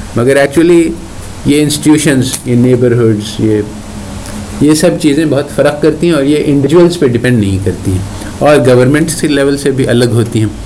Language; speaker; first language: Urdu; native; Urdu